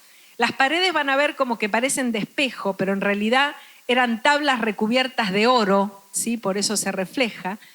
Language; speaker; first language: Spanish; native; Spanish